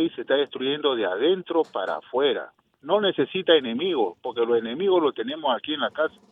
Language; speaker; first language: Spanish; native; Spanish